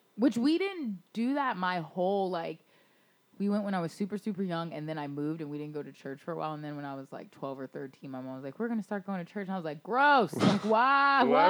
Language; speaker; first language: English; native; English